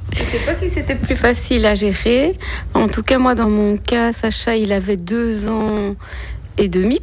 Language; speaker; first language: French; native; French